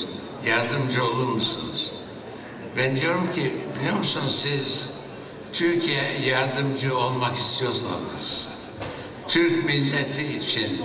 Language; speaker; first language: Turkish; early bilingual, heritage; Turkish